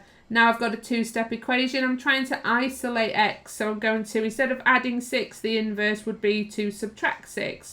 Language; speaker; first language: English; native; English